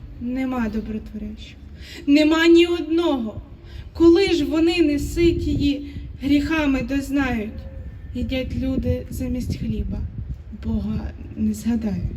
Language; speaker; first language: Ukrainian; native; Ukrainian